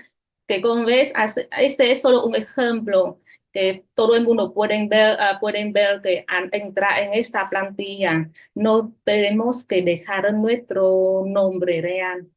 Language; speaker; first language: Spanish; non-native, fluent; Vietnamese